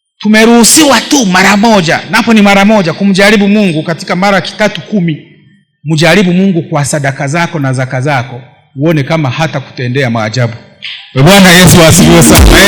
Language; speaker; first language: Swahili; non-native, local second language; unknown